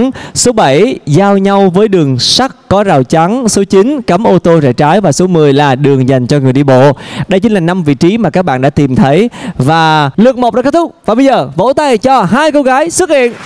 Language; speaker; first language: Vietnamese; native; Vietnamese